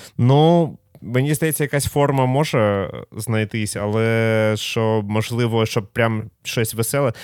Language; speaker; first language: Ukrainian; non-native, local second language; Russian